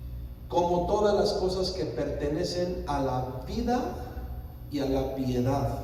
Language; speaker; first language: Spanish; native; Spanish